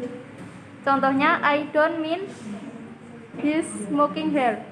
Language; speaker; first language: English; non-native, learner; Indonesian